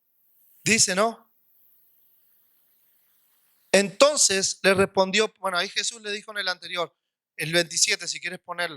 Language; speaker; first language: Spanish; native; Spanish